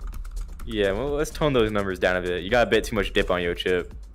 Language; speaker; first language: English; native; English